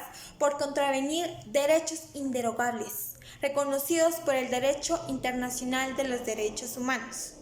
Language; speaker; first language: Spanish; native; Spanish